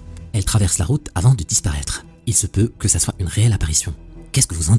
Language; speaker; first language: French; native; French